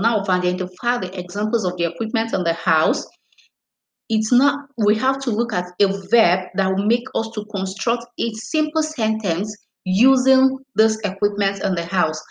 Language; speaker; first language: English; non-native, local second language; Yoruba